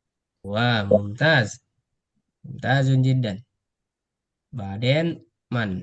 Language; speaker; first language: Arabic; non-native, fluent; Indonesian